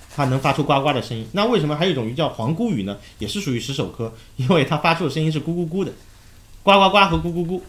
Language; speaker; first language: Chinese; native; Chinese